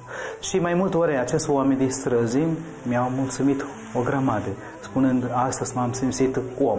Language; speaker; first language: Romanian; non-native, learner; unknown